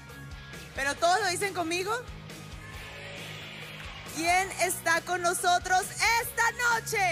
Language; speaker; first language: Spanish; native; Spanish